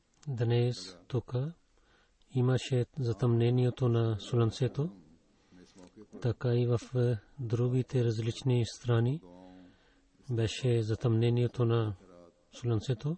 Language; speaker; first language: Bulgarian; non-native, fluent; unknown